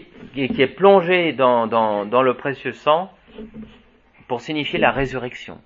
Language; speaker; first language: French; native; French